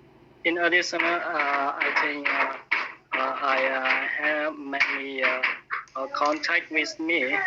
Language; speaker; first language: English; non-native, learner; Vietnamese